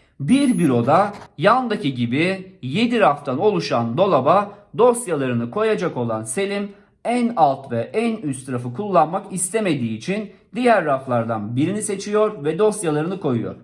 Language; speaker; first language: Turkish; native; Turkish